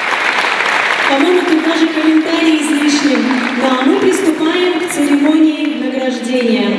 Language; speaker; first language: Russian; non-native, local second language; Ingush